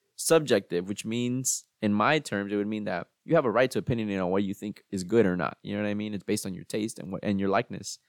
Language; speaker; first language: English; native; English